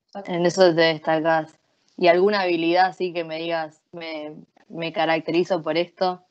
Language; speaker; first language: Spanish; native; Spanish